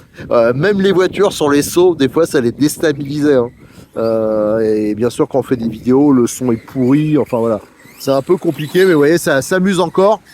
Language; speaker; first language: French; native; French